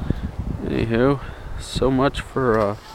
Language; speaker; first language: English; native; English